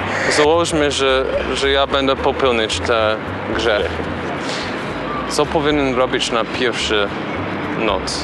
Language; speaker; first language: Polish; non-native, learner; English